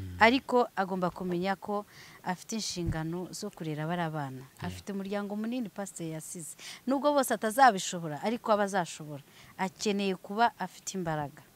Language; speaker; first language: Kinyarwanda; early bilingual, heritage; Swahili